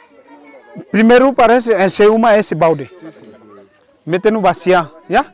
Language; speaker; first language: Portuguese; non-native, learner; Vietnamese